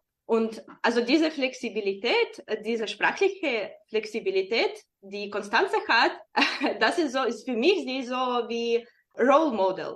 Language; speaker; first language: German; non-native, fluent; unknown